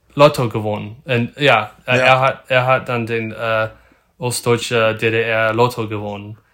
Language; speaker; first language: German; non-native, learner; English